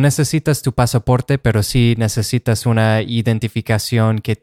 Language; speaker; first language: Spanish; non-native, fluent; English